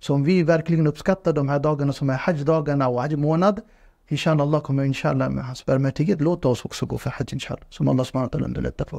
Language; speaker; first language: Swedish; non-native, fluent; Urdu